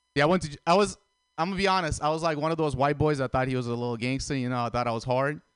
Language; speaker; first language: English; early bilingual, other home language; Russian